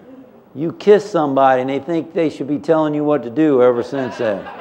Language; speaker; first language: English; native; English